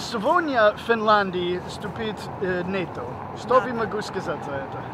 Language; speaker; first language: Russian; non-native, learner; English